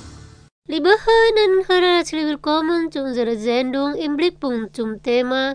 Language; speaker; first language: German; non-native, fluent; Indonesian